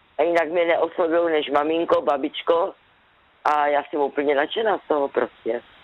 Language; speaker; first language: Czech; native; Czech